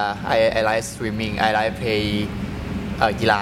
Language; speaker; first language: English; non-native, learner; Thai